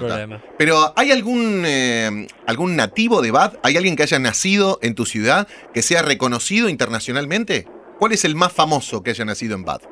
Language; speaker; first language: Spanish; native; Spanish